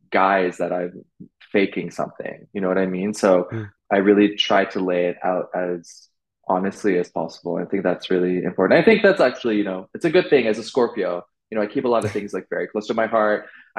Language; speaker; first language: English; native; English